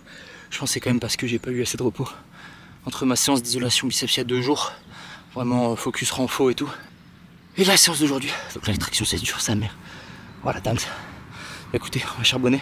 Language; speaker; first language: French; native; French